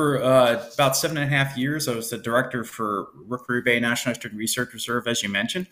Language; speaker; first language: English; native; English